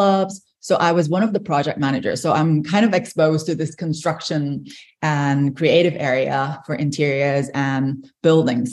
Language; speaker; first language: English; non-native, local second language; Cantonese